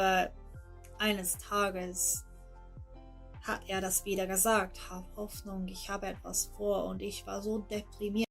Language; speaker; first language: German; non-native, learner; English